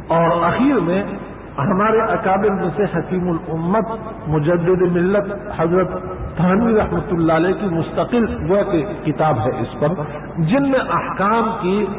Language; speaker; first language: Urdu; non-native, local second language; Pashto